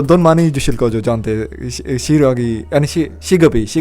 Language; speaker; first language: Korean; non-native, fluent; Urdu